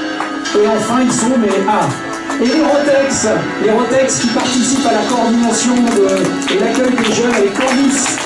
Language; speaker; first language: French; native; French